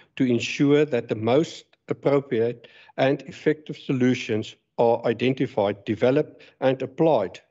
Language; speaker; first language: English; non-native, local second language; Afrikaans